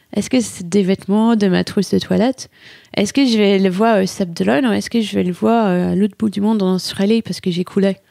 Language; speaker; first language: French; non-native, fluent; English